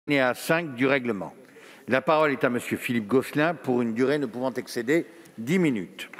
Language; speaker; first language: French; native; French